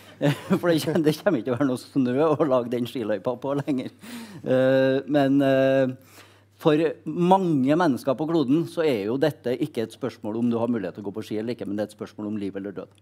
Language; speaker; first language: Norwegian; native; Norwegian